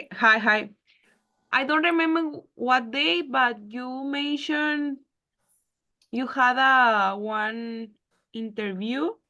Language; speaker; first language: English; non-native, learner; Spanish